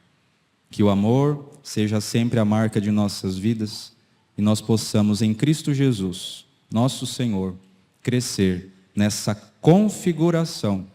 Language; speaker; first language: Portuguese; native; Portuguese